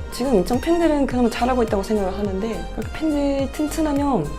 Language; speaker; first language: Korean; non-native, fluent; Japanese